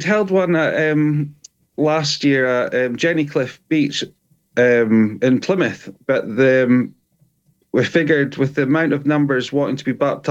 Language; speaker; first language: English; native; English